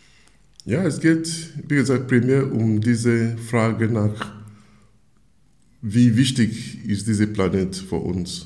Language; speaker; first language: German; non-native, fluent; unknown